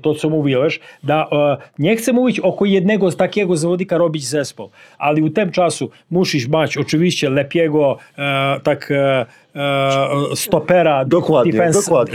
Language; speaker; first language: Polish; non-native, fluent; Serbian